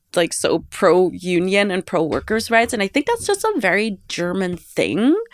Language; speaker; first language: English; non-native, fluent; German